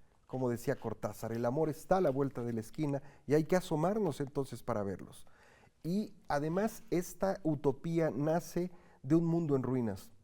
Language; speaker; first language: Spanish; native; Spanish